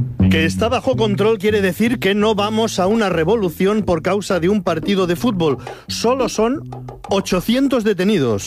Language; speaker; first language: Spanish; native; Spanish